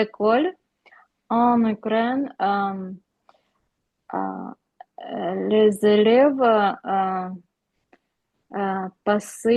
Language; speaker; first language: French; non-native, learner; Ukrainian